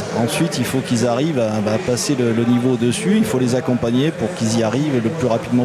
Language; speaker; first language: French; native; French